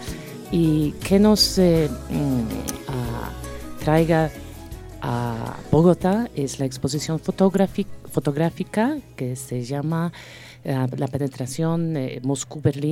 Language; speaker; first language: Spanish; non-native, fluent; Polish